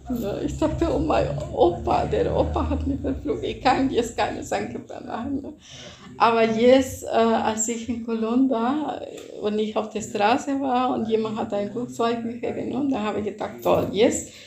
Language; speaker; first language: German; non-native, fluent; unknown